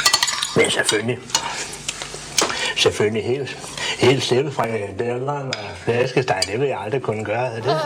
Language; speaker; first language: Danish; native; Danish